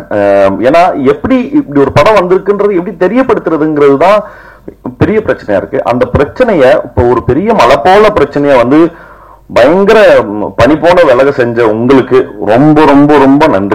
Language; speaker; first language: Tamil; native; Tamil